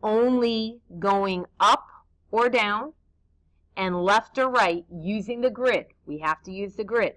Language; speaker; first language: English; native; English